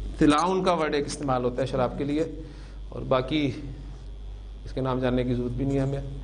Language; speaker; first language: Urdu; native; Urdu